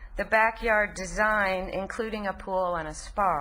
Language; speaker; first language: English; native; English